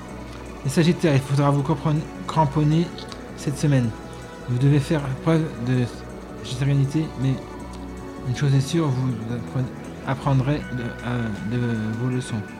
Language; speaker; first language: French; native; French